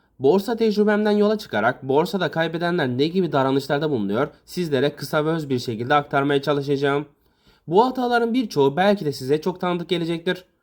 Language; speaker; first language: Turkish; native; Turkish